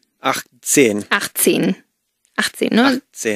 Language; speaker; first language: German; non-native, learner; Spanish